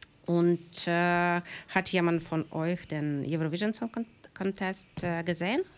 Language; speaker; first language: German; non-native, learner; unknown